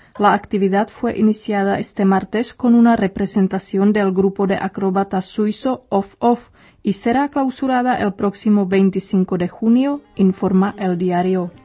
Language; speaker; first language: Spanish; non-native, fluent; Czech